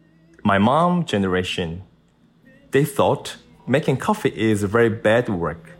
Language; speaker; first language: English; non-native, learner; Korean